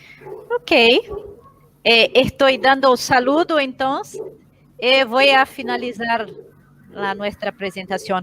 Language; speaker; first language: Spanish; non-native, learner; Portuguese